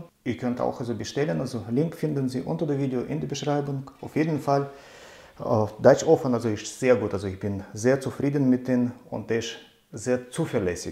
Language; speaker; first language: German; non-native, fluent; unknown